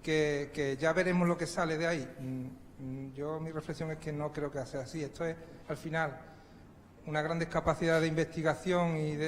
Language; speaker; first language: Spanish; native; Spanish